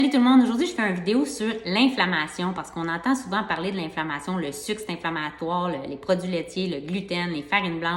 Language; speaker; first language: French; native; French